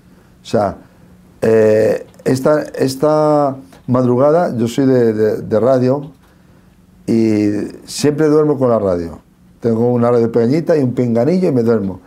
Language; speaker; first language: Spanish; native; Spanish